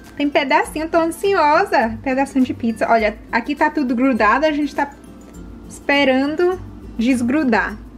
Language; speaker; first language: Portuguese; early bilingual, heritage; Portuguese